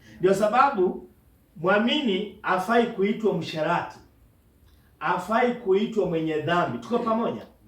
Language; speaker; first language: Swahili; non-native, local second language; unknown